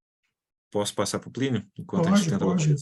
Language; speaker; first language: Portuguese; native; Portuguese